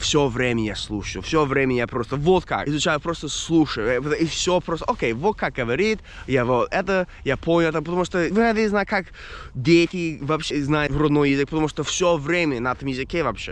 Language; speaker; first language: Russian; non-native, fluent; English